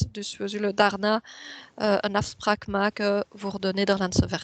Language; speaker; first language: Dutch; non-native, local second language; French